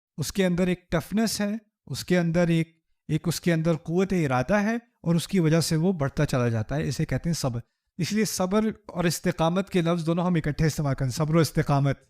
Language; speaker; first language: Urdu; native; Urdu